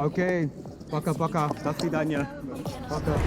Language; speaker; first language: Russian; non-native, learner; English